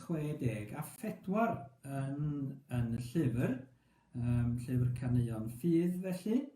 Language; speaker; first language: Welsh; native; Welsh